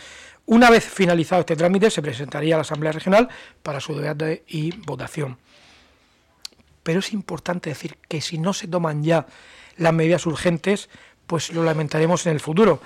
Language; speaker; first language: Spanish; native; Spanish